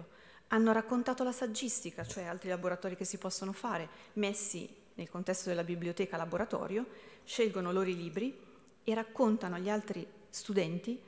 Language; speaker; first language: Italian; native; Italian